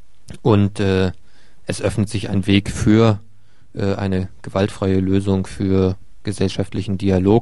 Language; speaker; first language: German; native; German